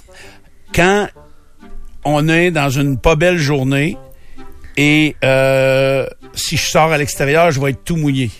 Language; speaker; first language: French; native; French